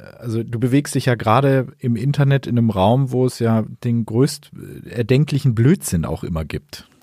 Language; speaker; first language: German; native; German